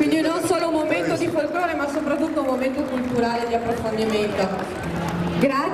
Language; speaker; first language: Italian; native; Italian